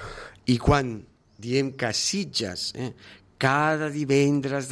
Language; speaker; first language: Catalan; native; Catalan